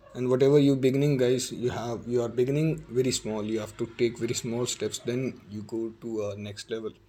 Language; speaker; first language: English; non-native, local second language; Malayalam